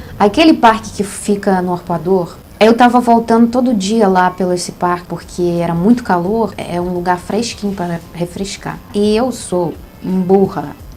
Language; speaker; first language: Portuguese; non-native, fluent; Russian